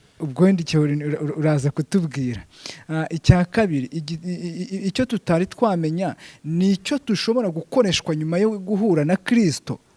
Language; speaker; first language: Kinyarwanda; native; Kinyarwanda